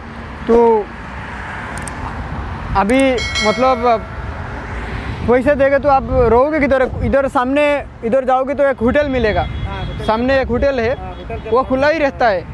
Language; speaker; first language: Hindi; non-native, local second language; Bangla